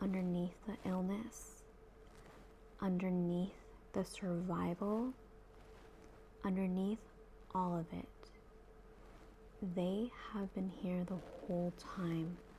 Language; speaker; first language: English; native; English